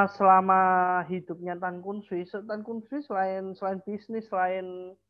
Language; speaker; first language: Indonesian; native; Indonesian